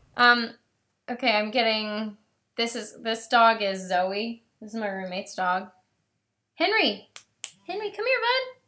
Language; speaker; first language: English; native; English